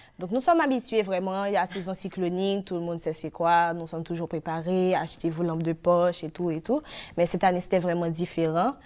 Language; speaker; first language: French; non-native, local second language; Haitian Creole